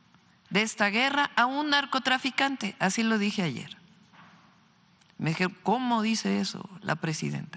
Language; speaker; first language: Spanish; native; Spanish